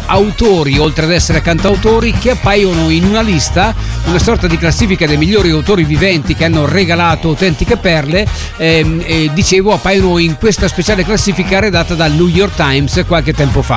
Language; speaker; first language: Italian; native; Italian